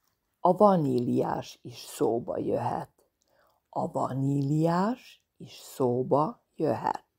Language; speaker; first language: Hungarian; non-native, fluent; Serbian